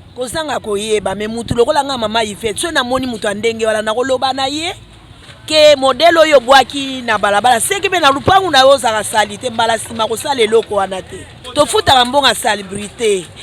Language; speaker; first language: Lingala; native; Lingala